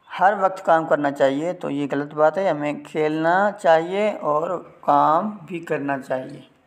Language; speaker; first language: Urdu; non-native, local second language; Sindhi